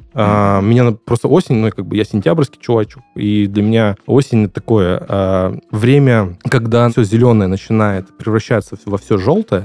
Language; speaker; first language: Russian; native; Russian